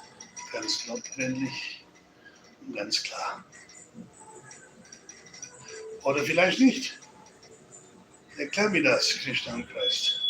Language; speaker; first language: German; non-native, learner; English